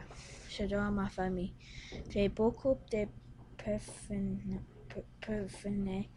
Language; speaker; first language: French; non-native, learner; English